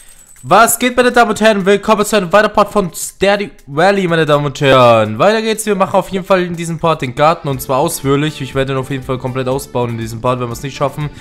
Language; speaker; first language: German; native; German